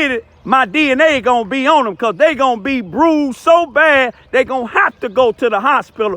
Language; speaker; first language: English; native; English